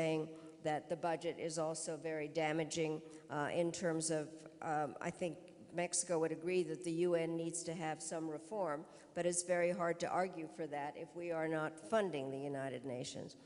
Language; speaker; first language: English; early bilingual, other home language; Czech